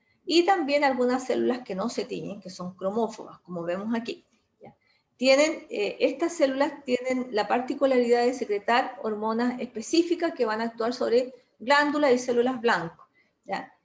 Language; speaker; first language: Spanish; native; Spanish